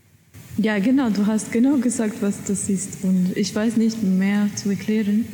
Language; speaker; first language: German; non-native, learner; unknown